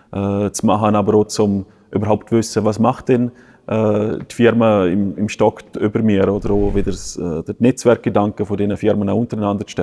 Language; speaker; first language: German; native; German